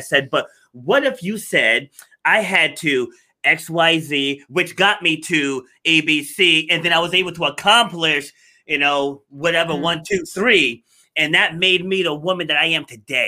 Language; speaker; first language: English; native; English